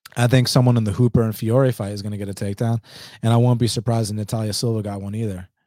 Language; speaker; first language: English; early bilingual, other home language; Spanish